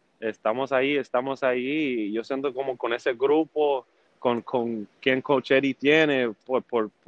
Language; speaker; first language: Spanish; early bilingual, heritage; English